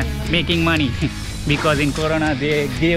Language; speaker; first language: English; non-native, learner; Hindi